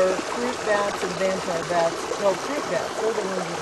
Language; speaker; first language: English; native; English